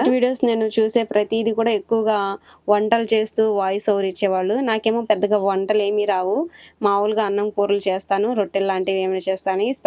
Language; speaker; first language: Telugu; non-native, local second language; Lambadi